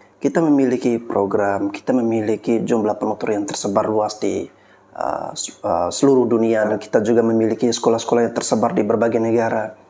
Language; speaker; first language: Indonesian; native; Indonesian